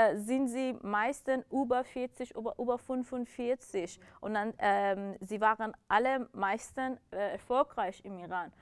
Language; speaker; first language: German; non-native, learner; Persian